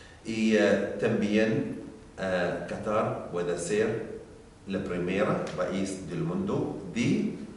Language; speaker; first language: Spanish; non-native, learner; Arabic